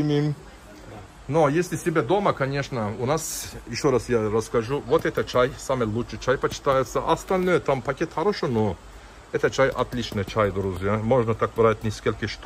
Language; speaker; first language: Russian; non-native, learner; Turkish